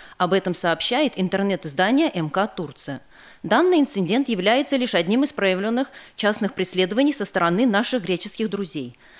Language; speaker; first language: Russian; non-native, local second language; Armenian